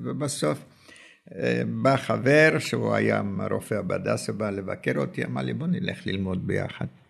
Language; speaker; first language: Hebrew; early bilingual, other home language; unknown